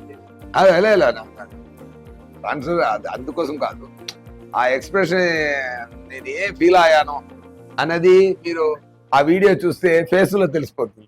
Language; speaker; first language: Telugu; non-native, fluent; Tamil